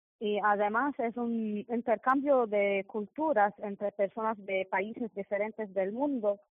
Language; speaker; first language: Spanish; non-native, fluent; Arabic